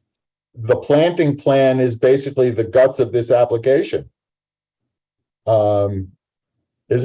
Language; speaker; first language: English; native; English